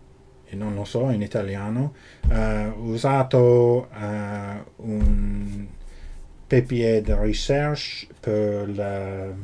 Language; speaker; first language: Italian; non-native, learner; English